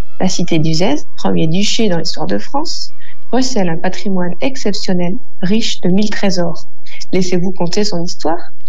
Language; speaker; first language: French; native; French